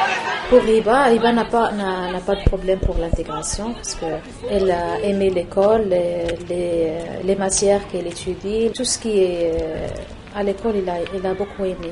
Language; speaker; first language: French; non-native, local second language; Arabic